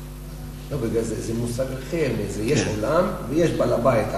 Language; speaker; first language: Hebrew; non-native, fluent; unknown